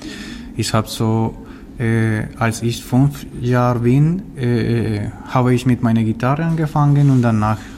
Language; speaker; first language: German; non-native, learner; Spanish